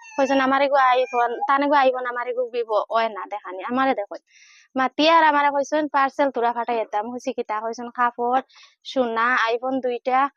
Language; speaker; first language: Bangla; native; Bangla